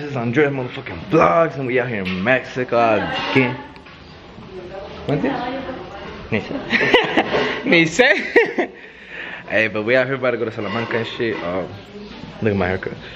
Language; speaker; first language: English; early bilingual, other home language; Spanish